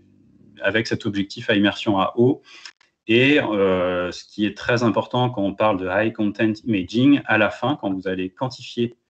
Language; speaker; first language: French; native; French